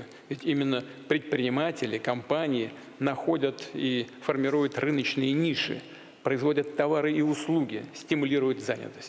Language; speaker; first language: Russian; native; Russian